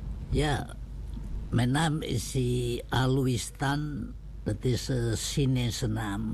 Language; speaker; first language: Dutch; non-native, fluent; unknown